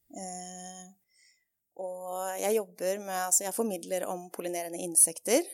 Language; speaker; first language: Norwegian; native; Norwegian